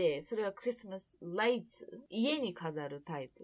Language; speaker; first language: Japanese; early bilingual, heritage; Japanese